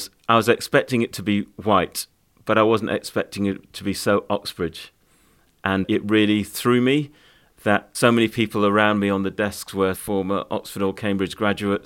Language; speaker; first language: English; native; English